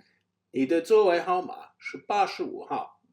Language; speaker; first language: Chinese; non-native, fluent; English